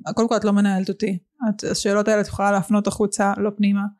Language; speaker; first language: Hebrew; early bilingual, other home language; Arabic